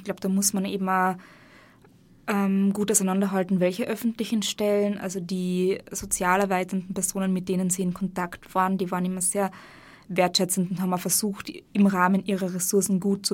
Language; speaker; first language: German; native; German